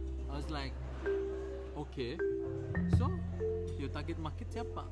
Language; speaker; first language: English; non-native, local second language; Malay